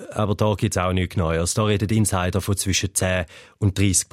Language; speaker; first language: German; native; German